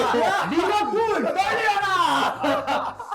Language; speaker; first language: Korean; native; Korean